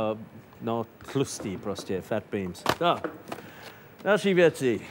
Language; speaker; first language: Czech; non-native, fluent; English